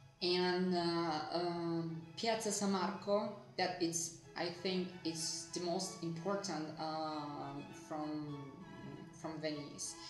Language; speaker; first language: English; non-native, fluent; Portuguese